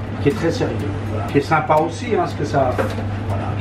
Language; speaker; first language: French; native; French